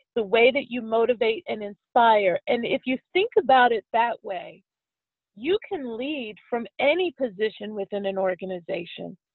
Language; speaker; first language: English; native; English